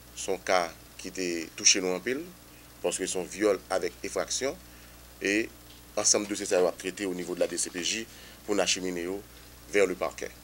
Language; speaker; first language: Haitian Creole; native; Haitian Creole